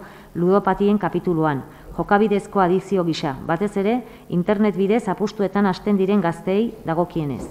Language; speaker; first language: Basque; native; Basque